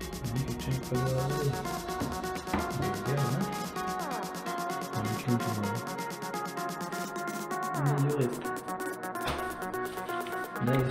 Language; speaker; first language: English; non-native, learner; French